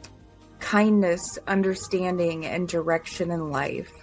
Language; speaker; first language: English; native; English